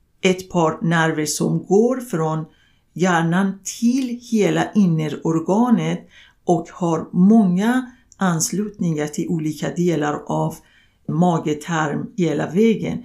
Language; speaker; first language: Swedish; non-native, fluent; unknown